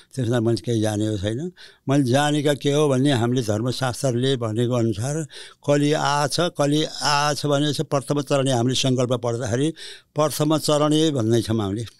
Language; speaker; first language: Nepali; early bilingual, heritage; Nepali